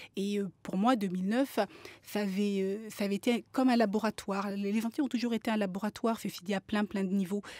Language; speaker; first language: French; native; French